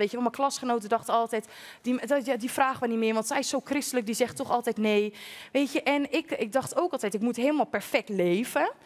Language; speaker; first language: Dutch; native; Dutch